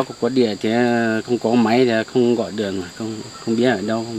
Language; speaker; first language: Vietnamese; non-native, local second language; Hmong